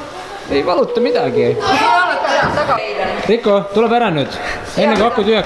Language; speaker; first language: Estonian; native; Estonian